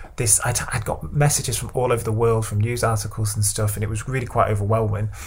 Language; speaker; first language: English; native; English